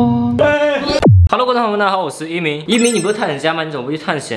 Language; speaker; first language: Chinese; native; Chinese